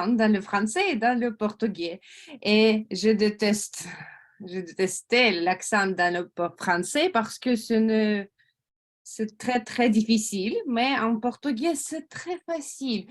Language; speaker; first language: French; non-native, learner; Russian